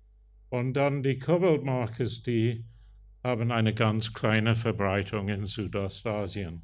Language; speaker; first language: German; non-native, fluent; English